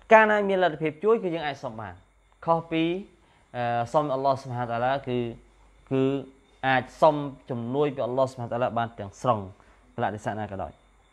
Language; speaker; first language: Khmer; native; Khmer